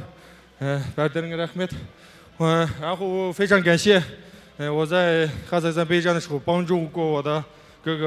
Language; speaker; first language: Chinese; non-native, local second language; Kazakh